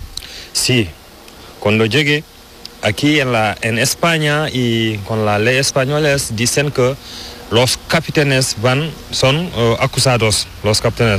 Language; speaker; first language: Spanish; non-native, learner; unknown